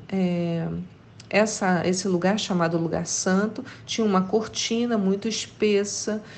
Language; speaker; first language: Portuguese; native; Portuguese